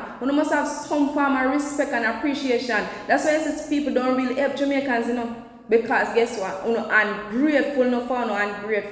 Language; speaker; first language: English; non-native, local second language; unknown